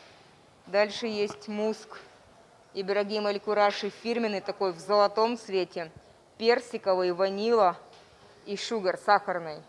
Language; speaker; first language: Russian; native; Russian